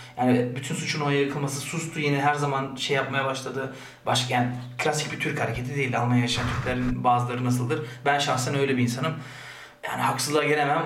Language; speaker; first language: Turkish; early bilingual, heritage; Turkish